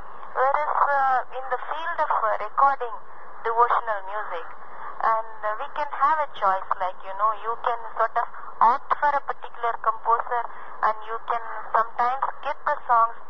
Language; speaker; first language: English; non-native, local second language; Tamil